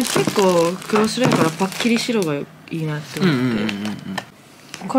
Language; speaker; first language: Japanese; native; Japanese